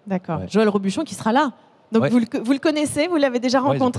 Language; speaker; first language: French; native; French